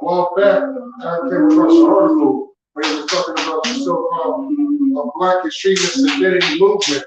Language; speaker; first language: English; native; English